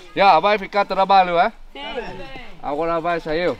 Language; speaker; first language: Portuguese; non-native, learner; Vietnamese